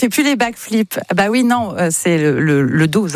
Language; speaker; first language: French; native; French